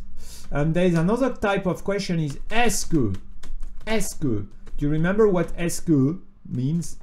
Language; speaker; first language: English; non-native, fluent; French